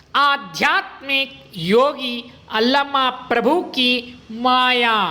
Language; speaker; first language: Hindi; non-native, local second language; Kannada